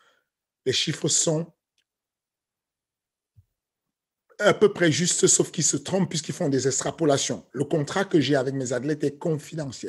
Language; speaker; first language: French; native; French